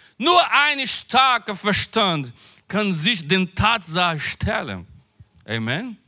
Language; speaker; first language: German; non-native, learner; Portuguese